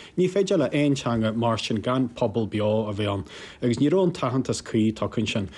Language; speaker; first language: Irish; native; Irish